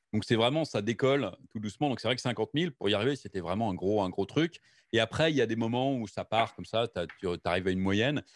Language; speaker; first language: French; native; French